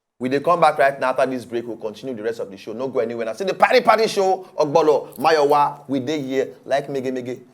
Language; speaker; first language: Nigerian Pidgin; non-native, local second language; Yoruba